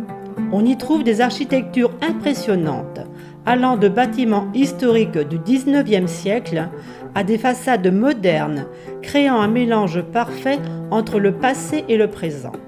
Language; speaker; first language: French; native; French